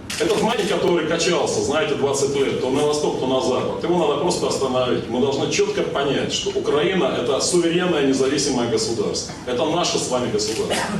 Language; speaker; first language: Russian; non-native, local second language; Ukrainian